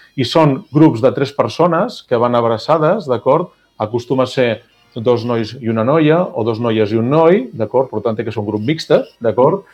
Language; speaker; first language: Catalan; native; Catalan